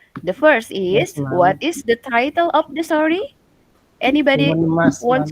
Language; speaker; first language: English; non-native, learner; Indonesian